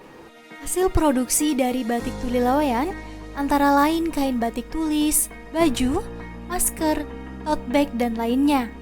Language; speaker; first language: Indonesian; native; Indonesian